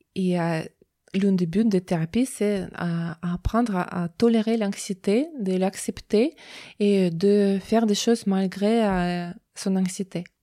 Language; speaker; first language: French; non-native, fluent; Russian